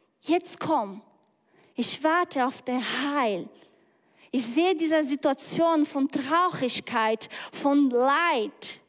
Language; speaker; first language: German; non-native, learner; Portuguese